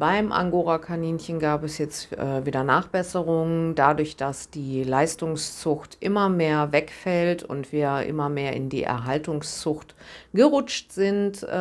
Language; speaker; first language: German; native; German